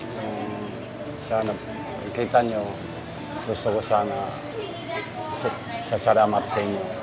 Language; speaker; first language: Filipino; non-native, learner; Japanese